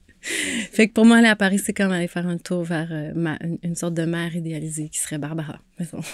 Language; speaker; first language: French; native; French